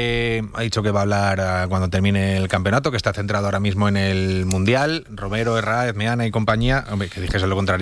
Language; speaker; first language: Spanish; native; Spanish